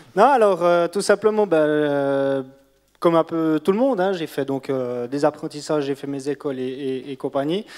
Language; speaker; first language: French; native; French